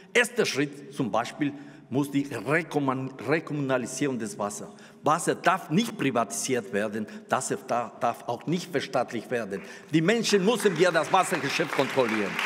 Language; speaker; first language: German; non-native, fluent; Spanish